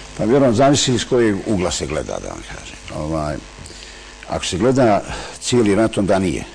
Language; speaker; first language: Bosnian; native; Bosnian